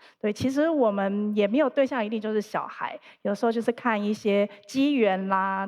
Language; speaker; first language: Chinese; native; Chinese